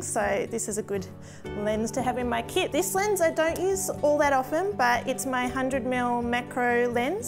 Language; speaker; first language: English; native; English